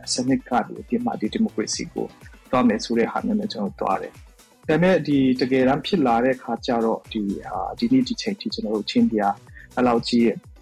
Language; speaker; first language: Burmese; non-native, local second language; Hakha Chin